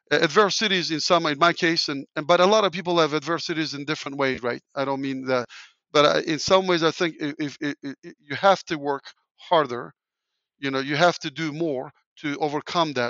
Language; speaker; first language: English; non-native, fluent; Turkish